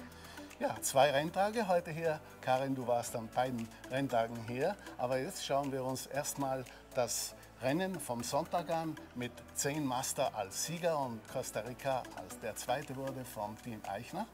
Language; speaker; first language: German; native; German